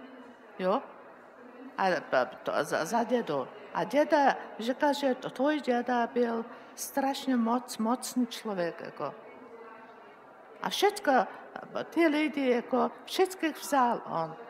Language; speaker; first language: Czech; non-native, learner; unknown